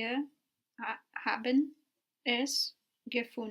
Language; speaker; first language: German; non-native, learner; English